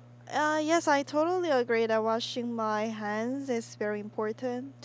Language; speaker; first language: English; non-native, learner; Korean